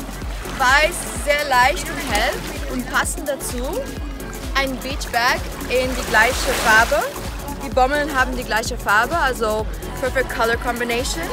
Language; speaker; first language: German; non-native, fluent; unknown